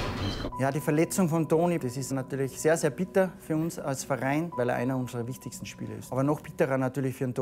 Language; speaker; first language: German; native; German